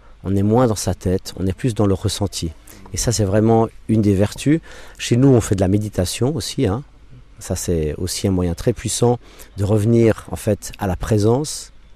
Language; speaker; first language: French; non-native, local second language; English